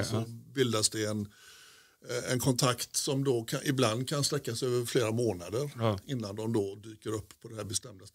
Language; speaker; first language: Swedish; native; Swedish